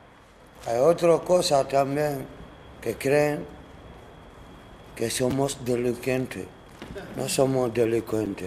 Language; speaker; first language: Spanish; non-native, learner; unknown